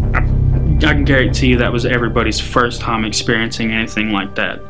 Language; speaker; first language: English; native; English